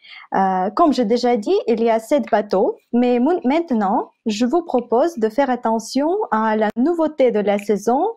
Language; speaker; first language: French; non-native, fluent; Russian